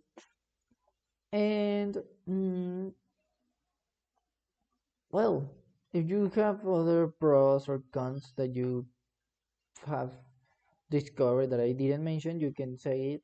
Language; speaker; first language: English; non-native, learner; Spanish